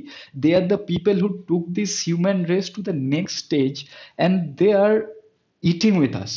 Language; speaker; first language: English; non-native, local second language; Bangla